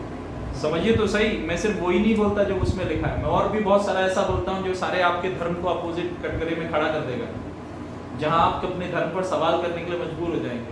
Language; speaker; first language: Hindi; native; Hindi